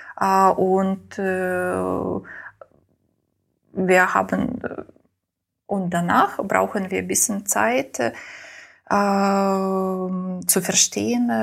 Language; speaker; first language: German; non-native, learner; Ukrainian